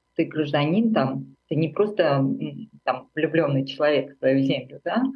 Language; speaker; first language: Russian; non-native, local second language; Armenian